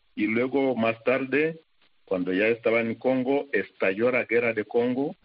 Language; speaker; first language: Spanish; non-native, fluent; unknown